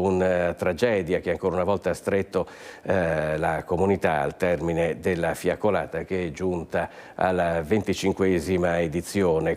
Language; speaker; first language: Italian; native; Italian